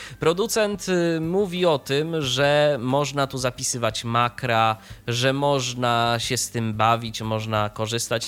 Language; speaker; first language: Polish; native; Polish